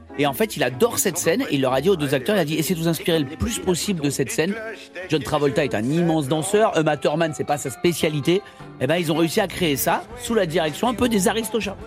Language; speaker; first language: French; native; French